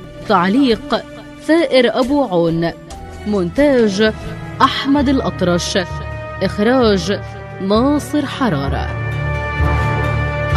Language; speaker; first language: Arabic; native; Arabic